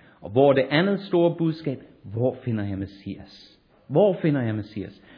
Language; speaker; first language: Danish; non-native, fluent; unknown